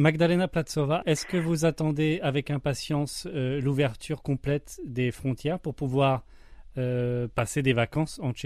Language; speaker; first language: French; native; French